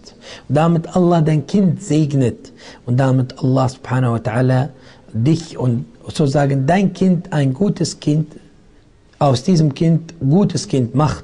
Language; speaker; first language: German; non-native, fluent; Arabic